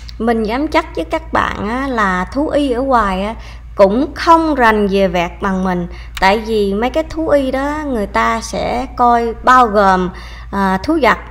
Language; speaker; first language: Vietnamese; early bilingual, heritage; Vietnamese